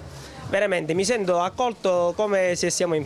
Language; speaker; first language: Italian; native; Italian